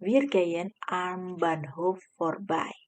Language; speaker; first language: German; non-native, fluent; Indonesian